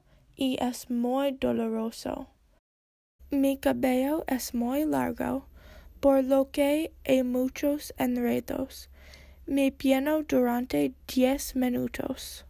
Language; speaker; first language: Spanish; non-native, learner; English